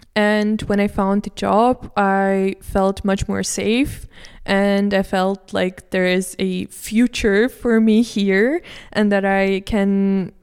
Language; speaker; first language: English; non-native, fluent; Russian